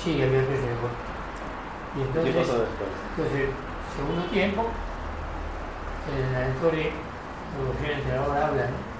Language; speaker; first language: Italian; non-native, learner; Spanish